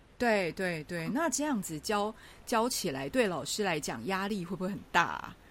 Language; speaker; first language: Chinese; native; Chinese